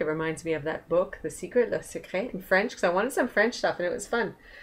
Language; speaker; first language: English; native; English